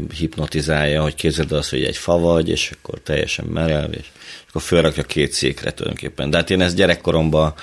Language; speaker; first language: Hungarian; native; Hungarian